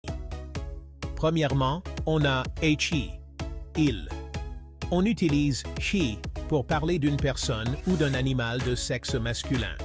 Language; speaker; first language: French; non-native, local second language; Haitian Creole